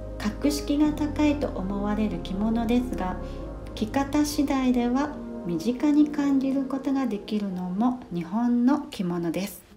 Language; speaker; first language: Japanese; native; Japanese